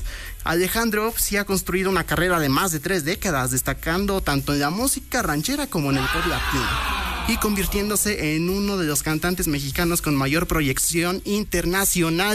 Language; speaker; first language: Spanish; native; Spanish